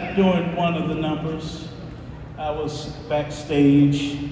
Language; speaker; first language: English; native; English